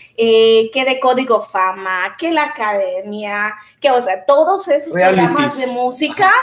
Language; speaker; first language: Spanish; native; Spanish